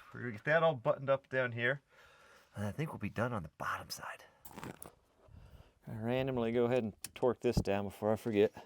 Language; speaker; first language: English; native; English